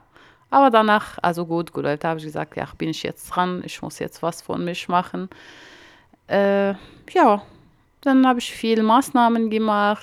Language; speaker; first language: German; non-native, learner; Arabic